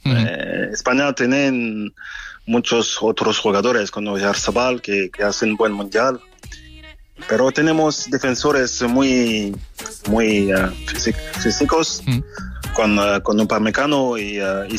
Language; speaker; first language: Spanish; non-native, fluent; French